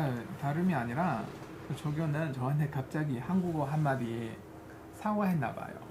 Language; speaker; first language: Korean; non-native, fluent; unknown